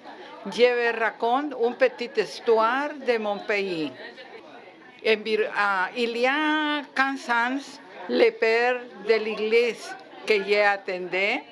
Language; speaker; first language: French; non-native, learner; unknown